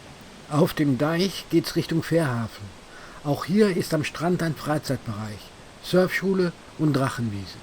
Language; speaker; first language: German; native; German